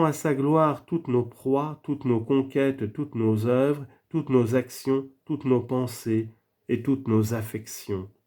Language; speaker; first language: French; native; French